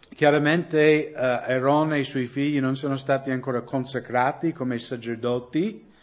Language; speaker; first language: Italian; non-native, fluent; English